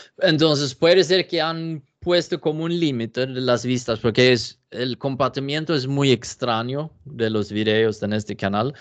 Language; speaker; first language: Spanish; non-native, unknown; Swedish